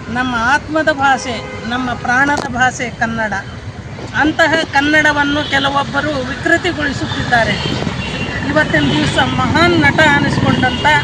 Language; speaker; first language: Kannada; non-native, local second language; Lambadi